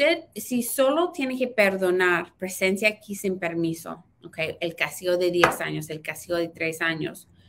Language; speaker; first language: Spanish; early bilingual, heritage; Spanish